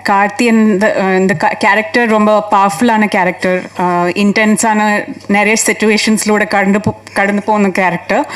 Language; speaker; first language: Tamil; non-native, fluent; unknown